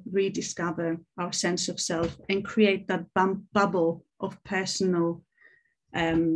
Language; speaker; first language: English; non-native, fluent; Greek